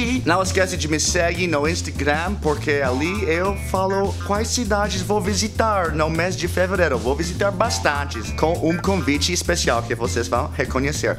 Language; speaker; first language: Portuguese; non-native, fluent; English